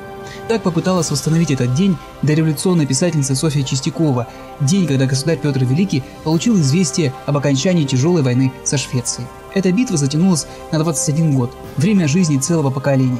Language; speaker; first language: Russian; native; Russian